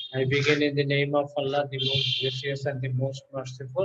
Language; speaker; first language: English; non-native, local second language; Bangla